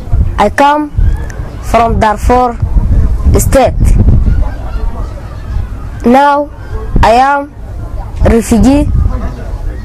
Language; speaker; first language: English; non-native, learner; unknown